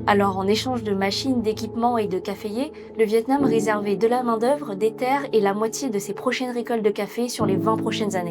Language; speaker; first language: French; native; French